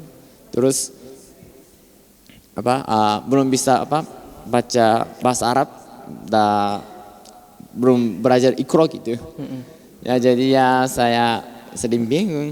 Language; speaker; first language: Indonesian; non-native, fluent; Japanese